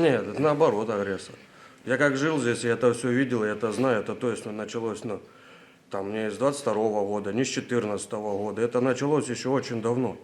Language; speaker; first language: Russian; native; Russian